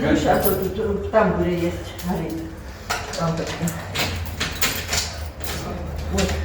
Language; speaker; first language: Russian; native; Russian